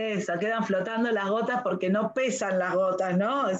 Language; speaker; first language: Spanish; native; Spanish